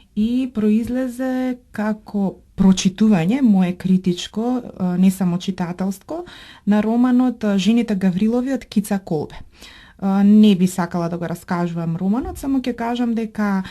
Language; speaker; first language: Macedonian; native; Macedonian